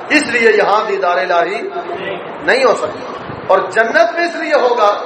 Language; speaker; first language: Urdu; non-native, local second language; Punjabi